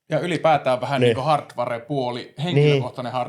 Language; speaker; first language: Finnish; native; Finnish